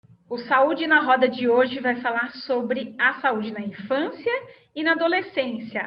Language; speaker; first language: Portuguese; native; Portuguese